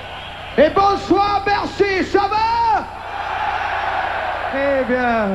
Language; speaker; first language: French; non-native, learner; English